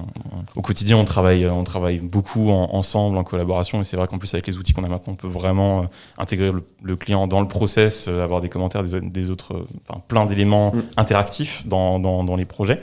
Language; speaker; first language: French; native; French